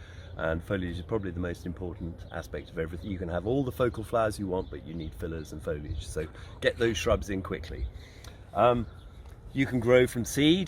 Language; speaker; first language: English; native; English